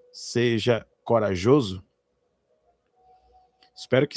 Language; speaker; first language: Portuguese; native; Portuguese